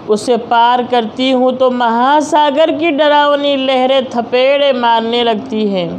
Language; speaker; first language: Hindi; non-native, local second language; Telugu